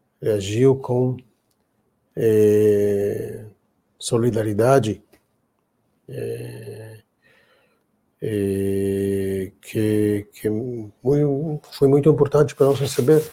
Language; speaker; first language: Portuguese; non-native, learner; Hebrew